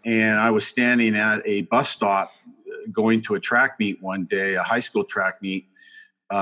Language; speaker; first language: English; native; English